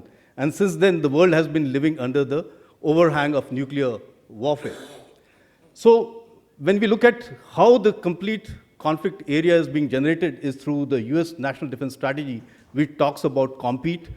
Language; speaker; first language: English; non-native, local second language; Hindi